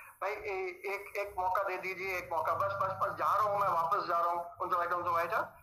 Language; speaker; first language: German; non-native, fluent; Hindi